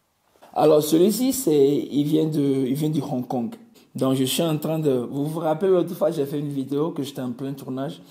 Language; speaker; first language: French; non-native, local second language; Ewe